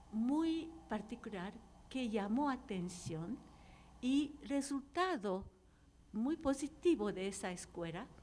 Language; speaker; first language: Spanish; non-native, fluent; Japanese